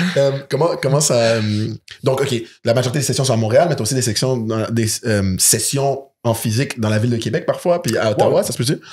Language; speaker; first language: French; native; French